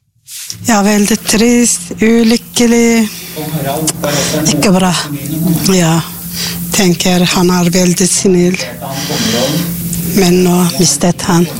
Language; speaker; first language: Norwegian; non-native, learner; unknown